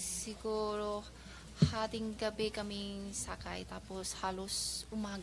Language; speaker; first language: Filipino; non-native, learner; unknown